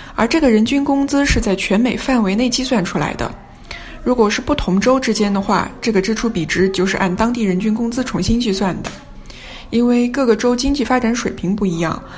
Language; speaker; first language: Chinese; native; Chinese